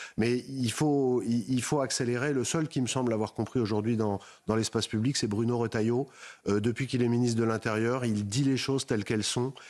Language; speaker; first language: French; native; French